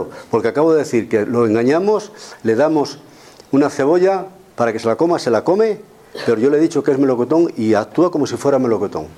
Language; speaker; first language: Spanish; native; Spanish